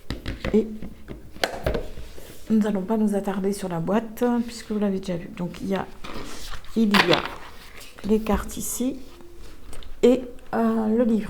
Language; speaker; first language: French; native; French